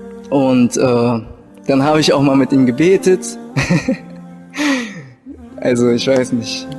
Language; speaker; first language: German; early bilingual, other home language; Japanese